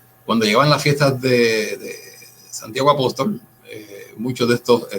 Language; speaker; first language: Spanish; native; Spanish